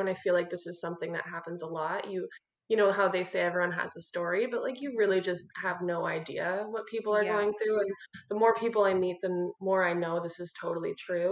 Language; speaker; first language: English; native; English